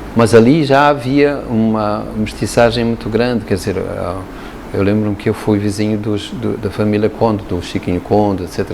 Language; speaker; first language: Portuguese; native; Portuguese